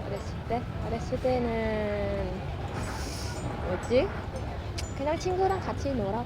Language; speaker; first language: Korean; non-native, learner; Vietnamese